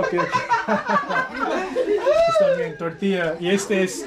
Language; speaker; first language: Spanish; non-native, learner; English